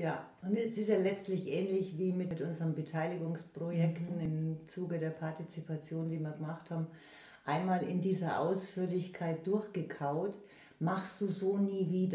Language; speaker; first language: German; native; German